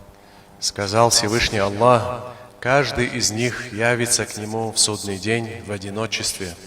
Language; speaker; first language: Russian; non-native, local second language; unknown